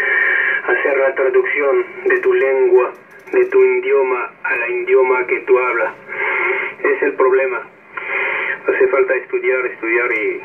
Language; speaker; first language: Spanish; non-native, learner; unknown